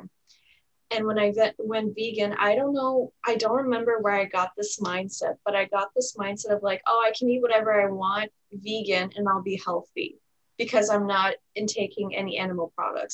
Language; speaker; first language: English; native; English